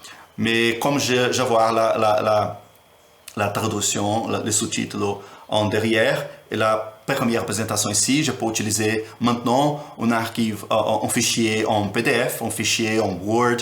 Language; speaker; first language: French; non-native, learner; Portuguese